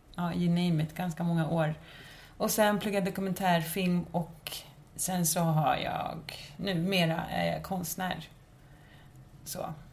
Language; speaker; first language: Swedish; early bilingual, other home language; Spanish